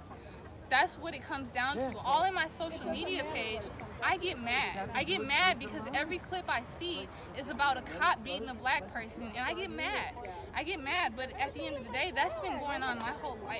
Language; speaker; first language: English; native; English